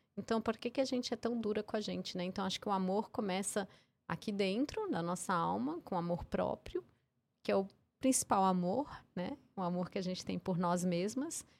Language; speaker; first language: Portuguese; early bilingual, heritage; English